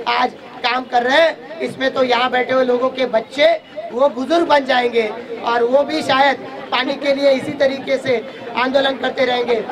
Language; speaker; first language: Hindi; non-native, local second language; Marathi